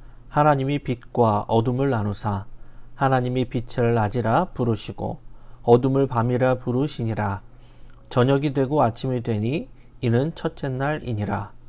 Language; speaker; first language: Korean; native; Korean